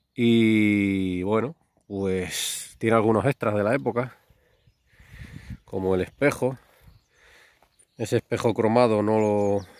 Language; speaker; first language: Spanish; native; Spanish